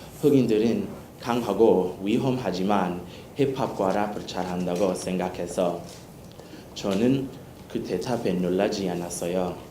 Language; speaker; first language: Korean; non-native, learner; English